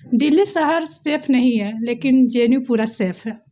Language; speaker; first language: Hindi; native; Hindi